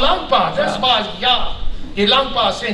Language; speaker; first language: German; early bilingual, heritage; German